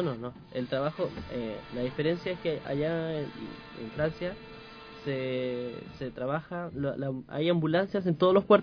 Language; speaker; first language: Spanish; native; Spanish